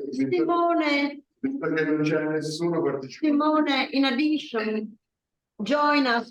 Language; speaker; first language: English; non-native, learner; Italian